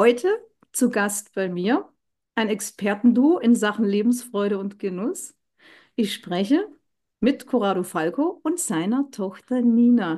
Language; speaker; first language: German; native; German